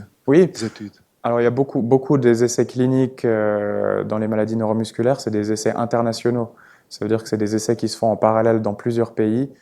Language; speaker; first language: French; native; French